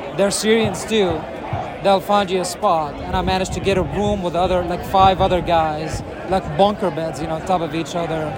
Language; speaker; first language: English; non-native, fluent; Arabic